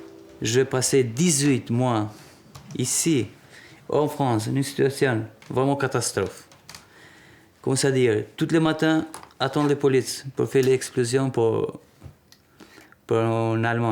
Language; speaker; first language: French; non-native, learner; Albanian